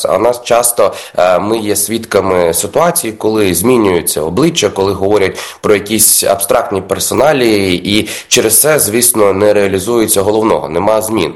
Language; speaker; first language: Ukrainian; native; Ukrainian